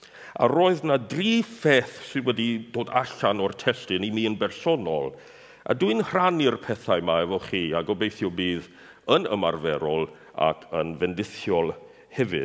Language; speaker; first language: Welsh; non-native, fluent; English